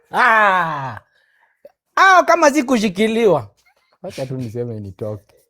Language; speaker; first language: Swahili; native; Swahili